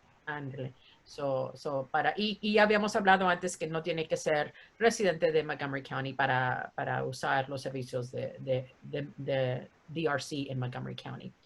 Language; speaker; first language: Spanish; early bilingual, heritage; Spanish